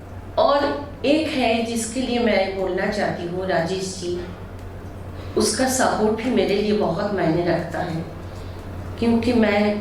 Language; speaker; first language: Hindi; non-native, local second language; Bangla